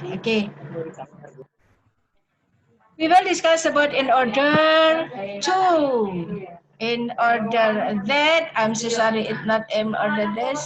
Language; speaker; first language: English; non-native, learner; Indonesian